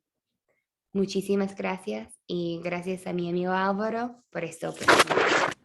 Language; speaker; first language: Spanish; non-native, fluent; English